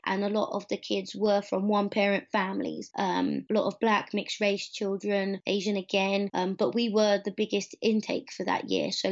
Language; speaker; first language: English; native; English